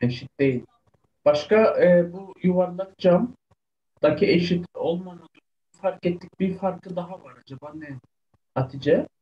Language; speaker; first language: Turkish; native; Turkish